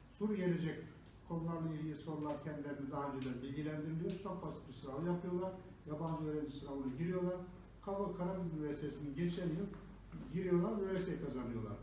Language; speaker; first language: Turkish; native; Turkish